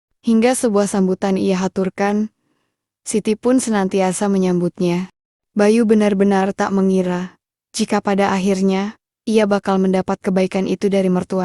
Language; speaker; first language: Indonesian; native; Indonesian